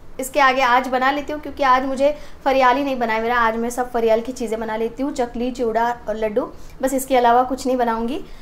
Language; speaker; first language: Hindi; non-native, local second language; Marathi